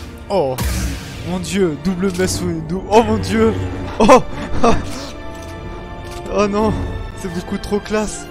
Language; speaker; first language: French; native; French